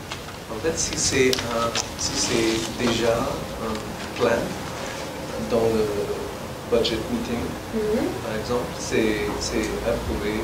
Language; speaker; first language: French; non-native, learner; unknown